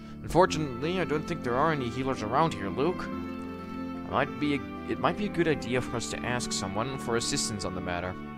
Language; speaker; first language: English; non-native, fluent; Dutch